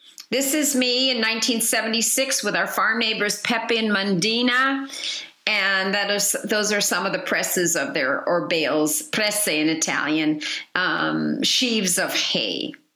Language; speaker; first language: English; native; English